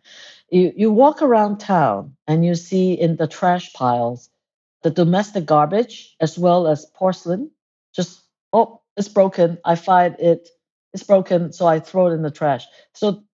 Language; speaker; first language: English; non-native, local second language; Cantonese